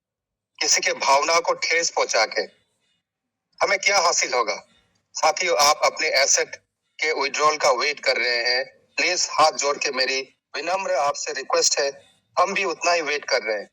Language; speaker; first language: Hindi; native; Hindi